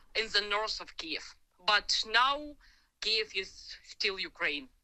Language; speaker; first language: English; non-native, learner; Ukrainian